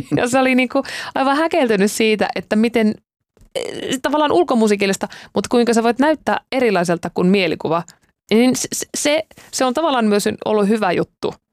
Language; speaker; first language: Finnish; native; Finnish